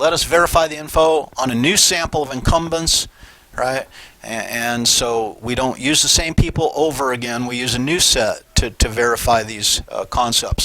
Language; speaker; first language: English; native; English